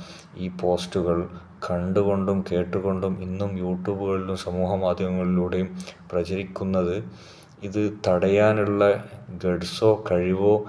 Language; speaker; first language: Malayalam; native; Malayalam